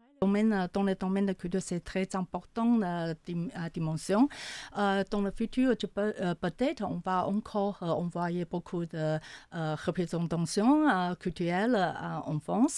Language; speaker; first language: French; non-native, fluent; Chinese